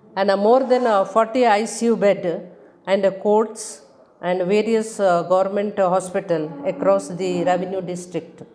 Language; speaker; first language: English; non-native, local second language; Kannada